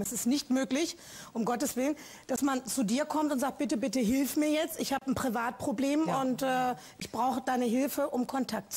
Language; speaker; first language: German; native; German